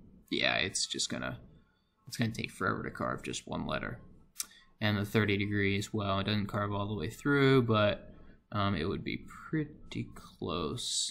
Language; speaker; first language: English; native; English